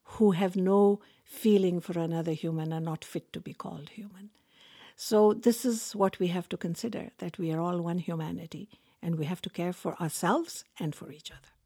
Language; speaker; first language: English; non-native, local second language; Urdu